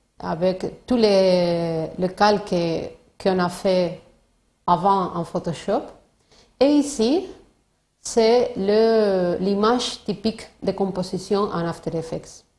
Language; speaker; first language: French; non-native, learner; Spanish